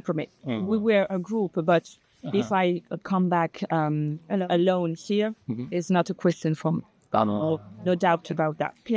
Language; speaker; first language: English; non-native, learner; French